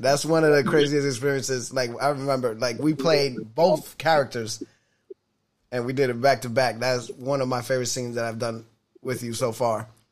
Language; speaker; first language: English; native; English